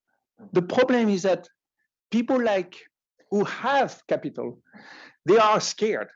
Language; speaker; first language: English; non-native, fluent; French